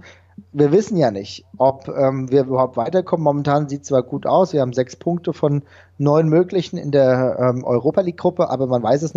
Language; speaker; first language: German; native; German